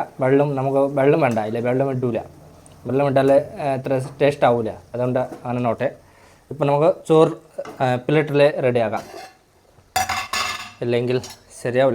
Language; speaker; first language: Malayalam; early bilingual, heritage; Malayalam